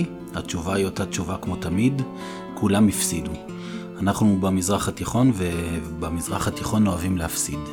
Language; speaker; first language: Hebrew; native; Hebrew